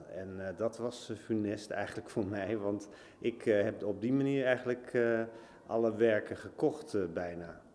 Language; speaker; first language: Dutch; native; Dutch